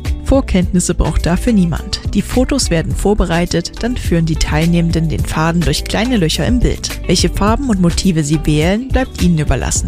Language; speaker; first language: German; native; German